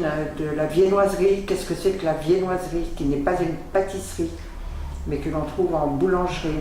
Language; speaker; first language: French; native; French